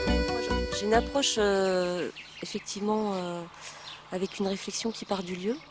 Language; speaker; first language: French; native; French